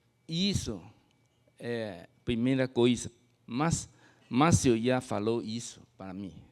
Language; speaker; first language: Portuguese; non-native, fluent; Chinese